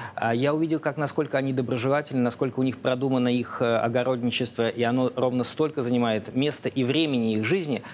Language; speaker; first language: Russian; native; Russian